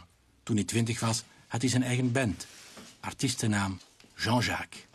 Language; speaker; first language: Dutch; native; Dutch